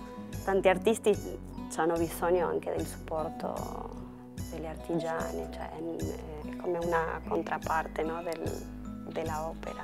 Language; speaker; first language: Italian; non-native, fluent; Spanish